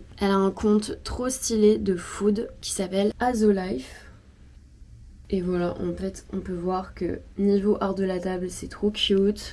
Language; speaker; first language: French; native; French